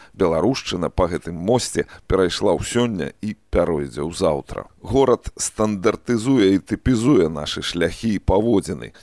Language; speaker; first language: Belarusian; native; Belarusian